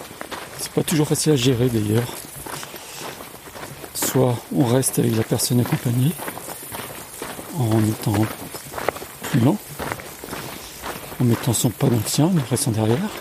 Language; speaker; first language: French; native; French